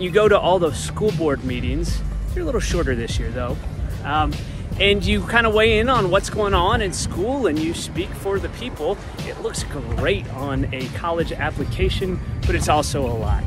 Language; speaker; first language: English; native; English